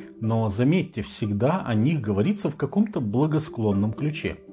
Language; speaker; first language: Russian; native; Russian